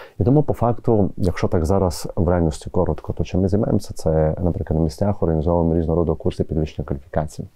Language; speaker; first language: Ukrainian; native; Ukrainian